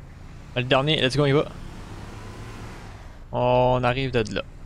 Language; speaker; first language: French; native; French